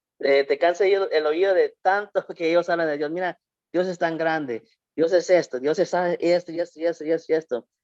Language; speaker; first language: Spanish; early bilingual, heritage; Spanish